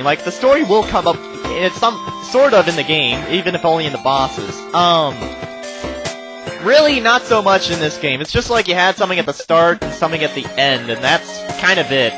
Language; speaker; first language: English; native; English